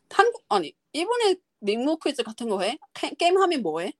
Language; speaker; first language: Korean; non-native, fluent; Chinese